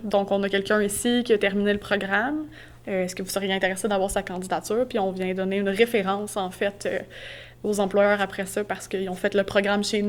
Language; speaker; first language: French; native; French